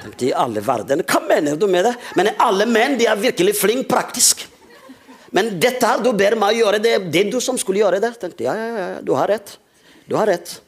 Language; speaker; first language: Norwegian; non-native, fluent; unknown